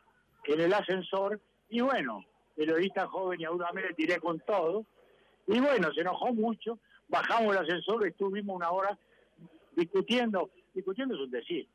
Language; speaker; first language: Spanish; native; Spanish